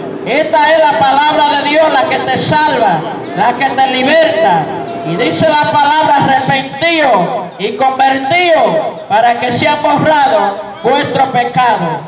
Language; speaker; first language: Spanish; native; Spanish